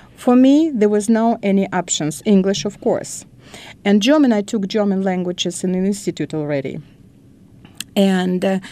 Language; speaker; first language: English; non-native, fluent; Russian